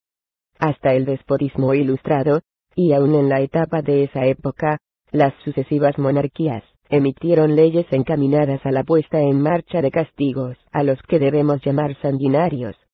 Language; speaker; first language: Spanish; native; Spanish